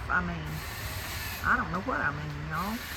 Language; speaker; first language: English; native; English